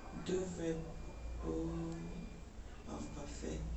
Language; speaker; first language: French; non-native, learner; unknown